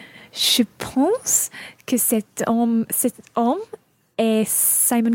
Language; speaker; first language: French; non-native, learner; English